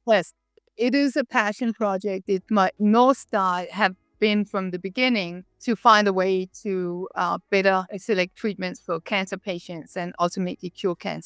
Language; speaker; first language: English; non-native, fluent; Danish